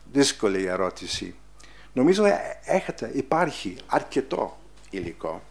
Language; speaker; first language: Greek; non-native, fluent; English